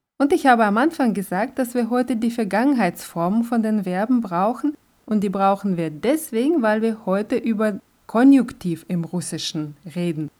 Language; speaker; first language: German; non-native, fluent; Russian